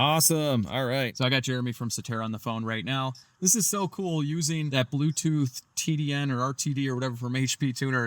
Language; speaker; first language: English; native; English